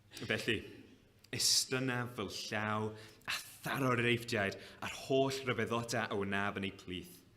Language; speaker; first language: Welsh; native; Welsh